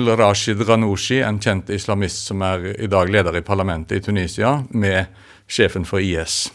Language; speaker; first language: Norwegian; native; Norwegian